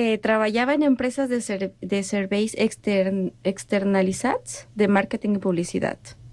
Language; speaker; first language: Catalan; non-native, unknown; Spanish